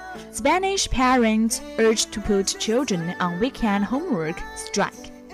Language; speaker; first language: English; non-native, fluent; Chinese